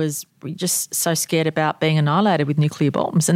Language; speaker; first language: English; non-native, local second language; Armenian